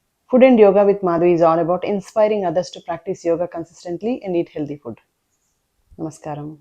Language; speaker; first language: English; non-native, local second language; Telugu